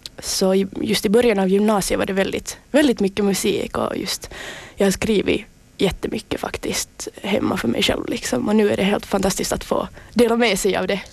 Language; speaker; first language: Swedish; native; Swedish